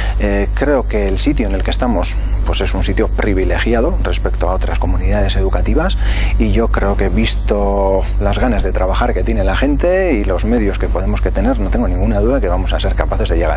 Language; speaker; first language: Spanish; native; Spanish